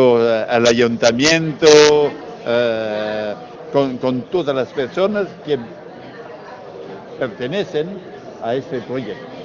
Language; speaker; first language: Spanish; non-native, learner; French